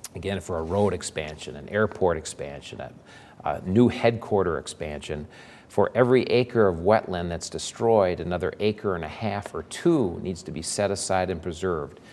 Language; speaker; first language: English; native; English